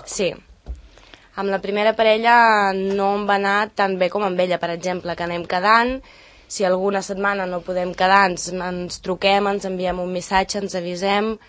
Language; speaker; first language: Catalan; non-native, fluent; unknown